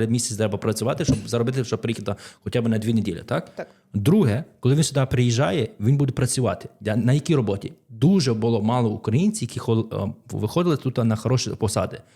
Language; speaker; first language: Ukrainian; non-native, fluent; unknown